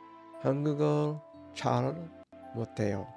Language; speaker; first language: Korean; non-native, learner; English